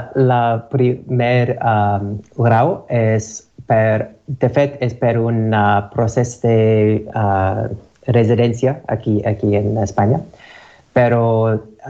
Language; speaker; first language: Catalan; non-native, learner; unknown